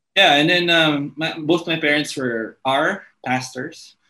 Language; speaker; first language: English; native; English